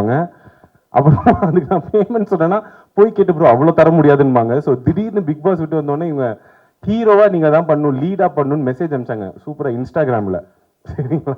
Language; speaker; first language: Tamil; native; Tamil